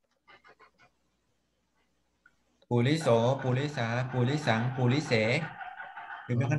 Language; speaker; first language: Chinese; non-native, fluent; Thai